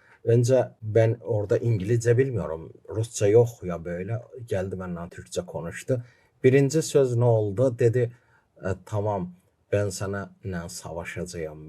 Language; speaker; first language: Turkish; non-native, fluent; Azerbaijani